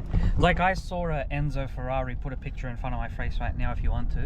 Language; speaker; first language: English; native; English